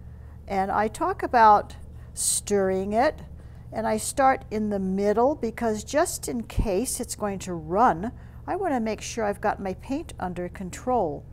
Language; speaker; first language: English; native; English